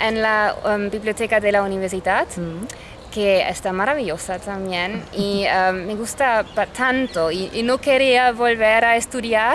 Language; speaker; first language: Spanish; non-native, fluent; German